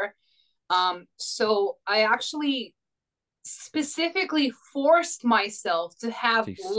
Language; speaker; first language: English; non-native, fluent; Croatian